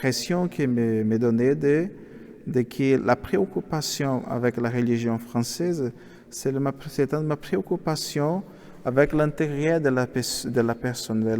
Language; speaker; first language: French; non-native, learner; Portuguese